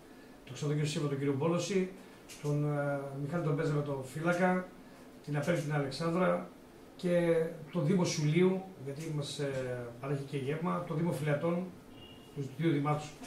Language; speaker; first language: Greek; native; Greek